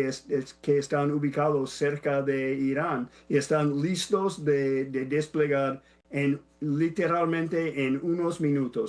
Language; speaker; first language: Spanish; non-native, fluent; English